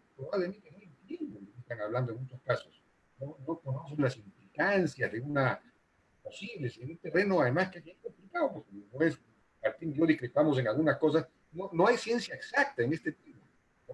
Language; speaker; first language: Spanish; native; Spanish